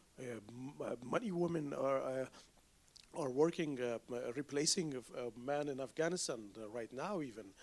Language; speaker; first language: English; non-native, fluent; Persian